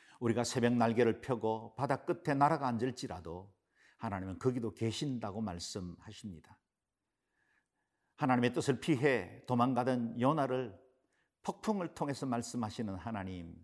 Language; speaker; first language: Korean; native; Korean